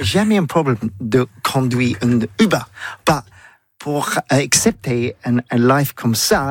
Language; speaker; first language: French; non-native, learner; English